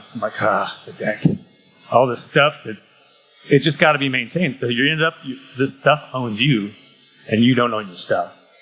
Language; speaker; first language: English; native; English